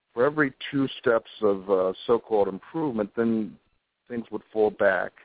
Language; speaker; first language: English; native; English